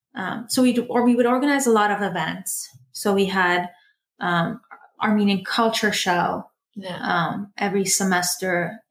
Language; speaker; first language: English; early bilingual, other home language; Persian